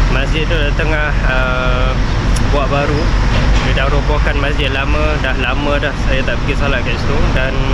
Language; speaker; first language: Malay; non-native, fluent; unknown